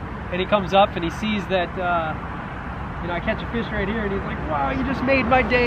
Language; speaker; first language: English; native; English